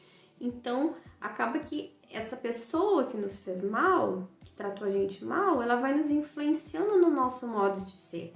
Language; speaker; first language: Portuguese; native; Portuguese